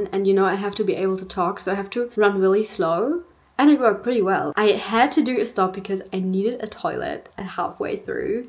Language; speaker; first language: English; non-native, fluent; German